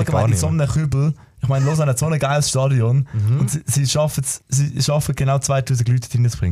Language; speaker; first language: German; native; German